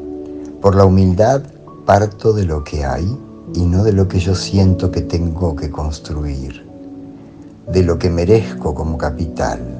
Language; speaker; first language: Spanish; native; Spanish